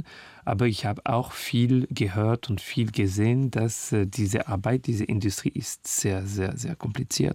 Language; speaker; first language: German; non-native, learner; French